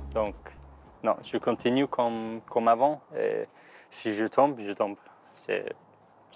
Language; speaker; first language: French; non-native, learner; English